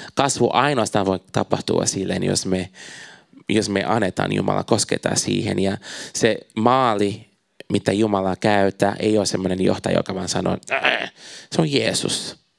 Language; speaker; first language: Finnish; non-native, fluent; Portuguese